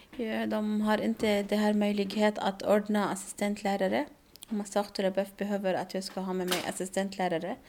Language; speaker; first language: Swedish; non-native, learner; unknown